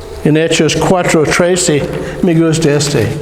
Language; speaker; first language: Spanish; non-native, learner; English